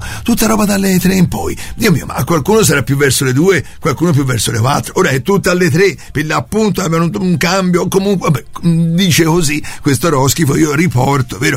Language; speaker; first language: Italian; native; Italian